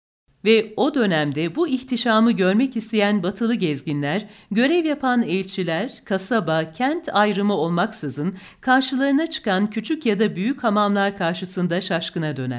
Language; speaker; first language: Turkish; native; Turkish